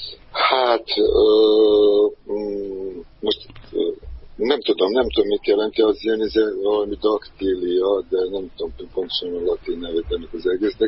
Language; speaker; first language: Hungarian; non-native, fluent; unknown